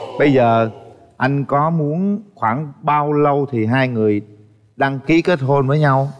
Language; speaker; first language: Vietnamese; native; Vietnamese